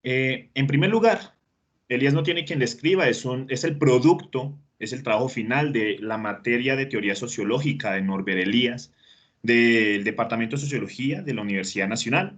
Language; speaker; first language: Spanish; native; Spanish